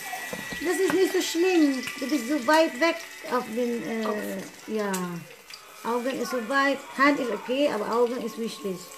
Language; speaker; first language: German; non-native, learner; Cebuano